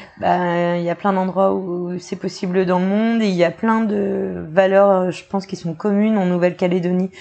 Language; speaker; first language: French; native; French